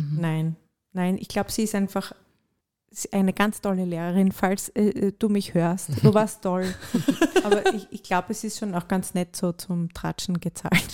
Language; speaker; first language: German; native; German